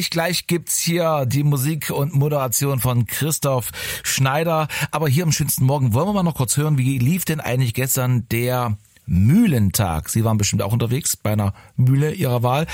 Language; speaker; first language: German; native; German